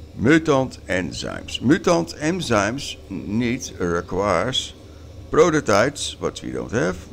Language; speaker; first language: English; non-native, learner; Dutch